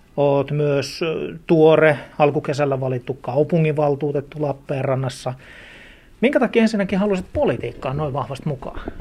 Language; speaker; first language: Finnish; native; Finnish